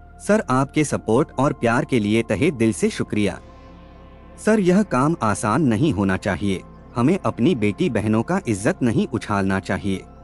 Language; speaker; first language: Hindi; native; Hindi